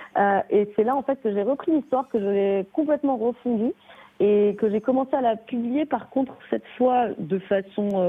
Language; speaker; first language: French; native; French